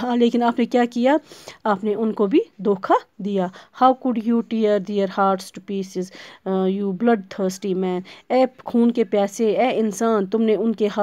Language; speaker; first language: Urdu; non-native, local second language; Kashmiri